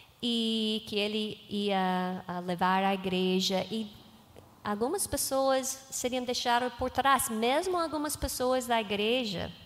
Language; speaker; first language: Portuguese; non-native, learner; English